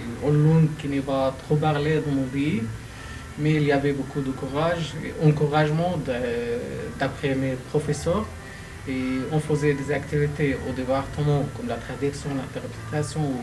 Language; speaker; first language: French; non-native, fluent; Arabic